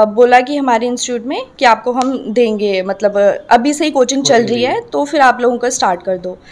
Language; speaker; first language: Hindi; native; Hindi